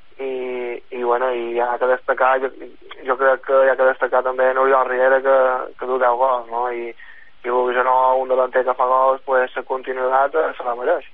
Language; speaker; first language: Catalan; native; Catalan